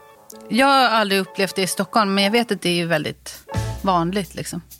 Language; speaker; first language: Swedish; native; Swedish